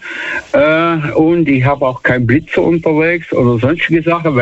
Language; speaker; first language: German; native; German